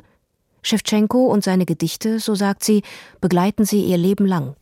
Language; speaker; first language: German; native; German